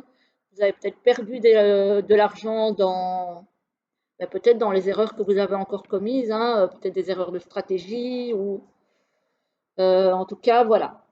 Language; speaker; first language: French; native; French